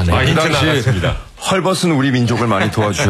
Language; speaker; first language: Korean; native; Korean